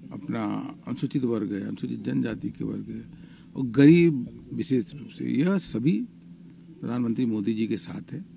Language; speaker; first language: Hindi; native; Hindi